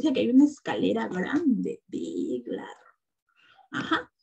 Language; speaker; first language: Spanish; native; Spanish